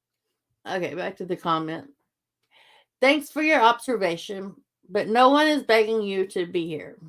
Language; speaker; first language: English; native; English